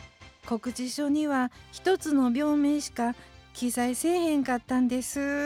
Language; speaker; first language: Japanese; native; Japanese